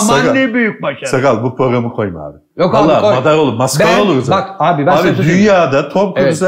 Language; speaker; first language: Turkish; native; Turkish